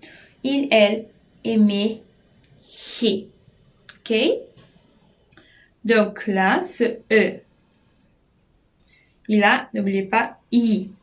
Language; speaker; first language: French; non-native, fluent; Portuguese